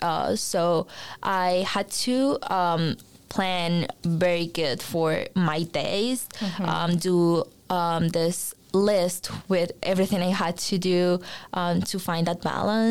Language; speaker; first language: English; non-native, fluent; Spanish